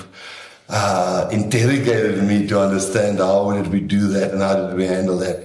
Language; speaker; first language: English; non-native, local second language; Afrikaans